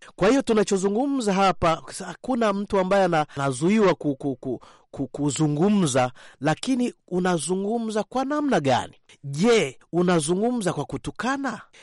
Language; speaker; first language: Swahili; native; Swahili